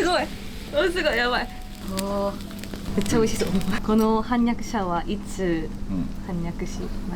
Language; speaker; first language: Japanese; non-native, learner; Korean